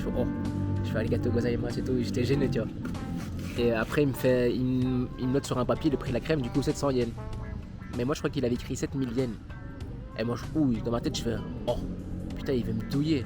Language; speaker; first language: French; native; French